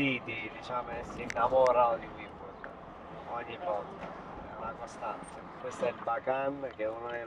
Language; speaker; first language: Italian; native; Italian